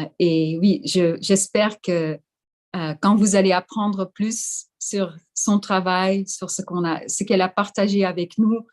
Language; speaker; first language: French; non-native, fluent; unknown